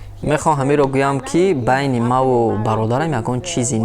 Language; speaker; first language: Persian; non-native, fluent; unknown